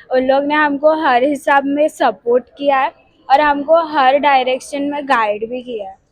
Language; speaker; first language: Hindi; non-native, local second language; Gujarati